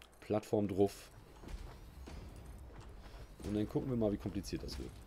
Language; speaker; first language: German; native; German